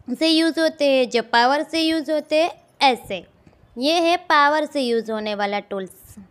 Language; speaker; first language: Hindi; non-native, local second language; Gujarati